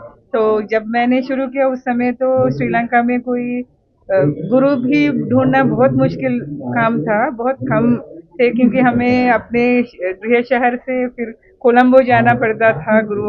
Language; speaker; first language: Hindi; non-native, fluent; Sinhala